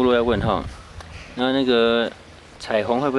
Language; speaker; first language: Chinese; native; Chinese